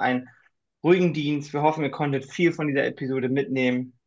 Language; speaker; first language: German; native; German